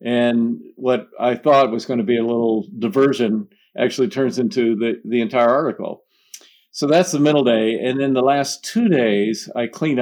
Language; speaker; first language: English; native; English